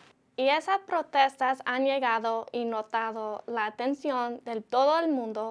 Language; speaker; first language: Spanish; non-native, learner; English